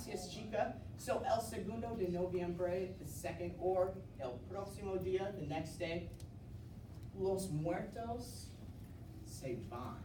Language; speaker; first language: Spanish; non-native, learner; English